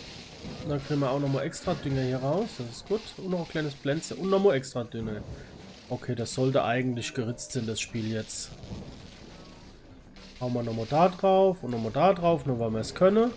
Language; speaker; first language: German; native; German